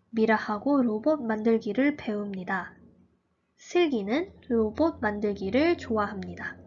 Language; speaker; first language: Korean; early bilingual, heritage; Korean